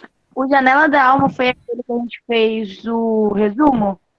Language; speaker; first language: Portuguese; native; Portuguese